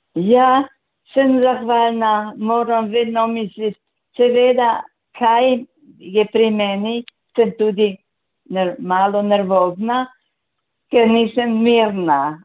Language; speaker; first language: Slovenian; native; Slovenian